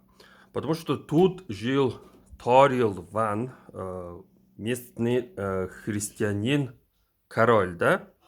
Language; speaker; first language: Russian; non-native, fluent; Mongolian